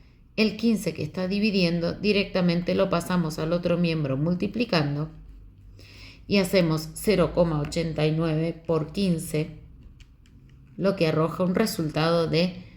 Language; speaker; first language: Spanish; native; Spanish